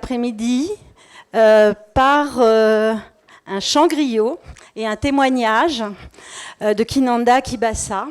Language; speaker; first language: French; native; French